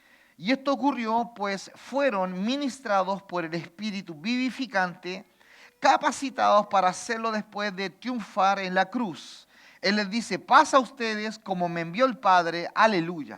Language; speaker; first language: Spanish; native; Spanish